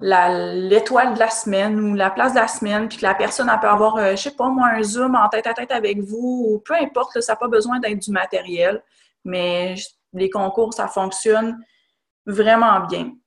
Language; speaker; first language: French; native; French